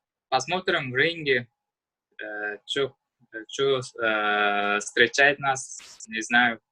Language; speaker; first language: Russian; non-native, learner; Uzbek